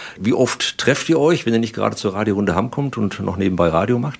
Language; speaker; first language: German; native; German